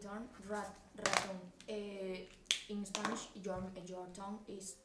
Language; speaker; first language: English; non-native, learner; Spanish